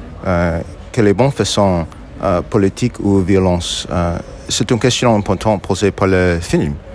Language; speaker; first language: French; non-native, learner; English